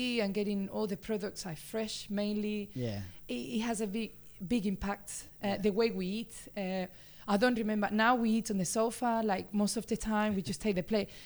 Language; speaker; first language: English; non-native, fluent; Spanish